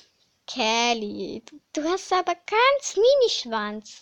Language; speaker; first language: German; early bilingual, other home language; Hungarian